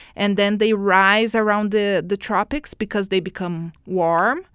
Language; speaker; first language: English; non-native, fluent; Portuguese